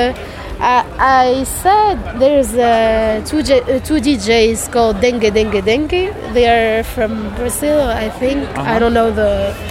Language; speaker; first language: English; non-native, fluent; Arabic